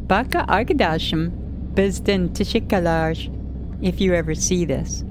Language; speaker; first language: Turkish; non-native, learner; English